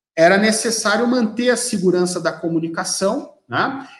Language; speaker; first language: Portuguese; native; Portuguese